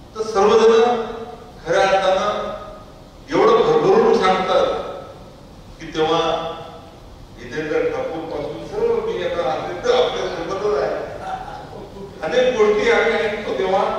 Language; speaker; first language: Marathi; non-native, local second language; Lambadi